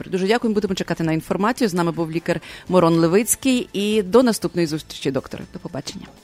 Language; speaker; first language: Ukrainian; native; Ukrainian